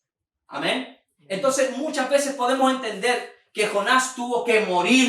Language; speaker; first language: Spanish; native; Spanish